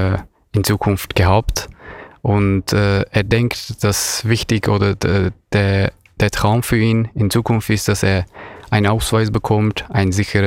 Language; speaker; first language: German; non-native, fluent; Persian